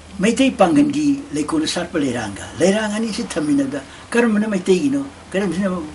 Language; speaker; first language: Manipuri; non-native, local second language; Tangkhul Naga (India)